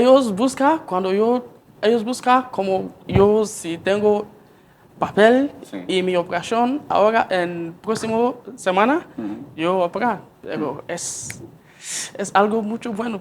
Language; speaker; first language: Spanish; non-native, learner; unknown